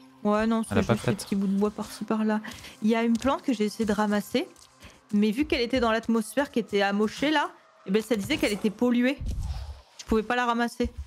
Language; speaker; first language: French; native; French